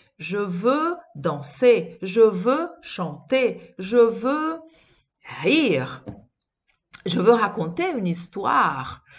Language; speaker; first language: French; non-native, fluent; Portuguese